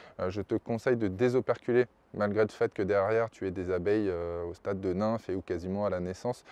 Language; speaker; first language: French; native; French